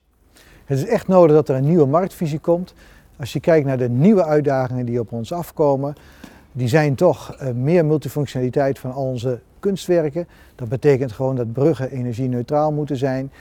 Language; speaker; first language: Dutch; native; Dutch